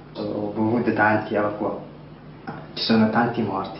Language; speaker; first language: Italian; non-native, learner; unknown